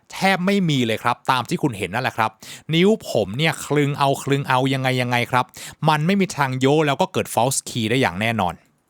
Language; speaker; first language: Thai; native; Thai